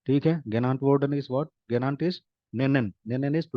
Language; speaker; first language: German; non-native, fluent; Hindi